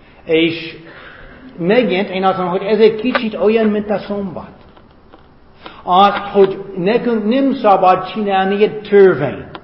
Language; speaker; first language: Hungarian; non-native, fluent; English